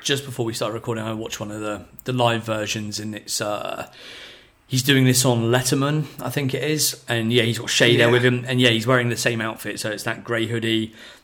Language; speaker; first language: English; native; English